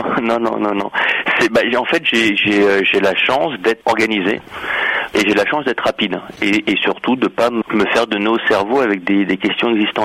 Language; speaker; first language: French; native; French